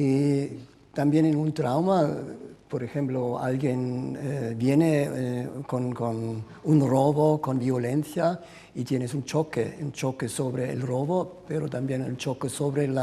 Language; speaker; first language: Spanish; non-native, fluent; German